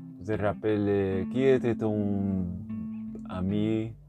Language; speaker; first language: French; non-native, learner; Spanish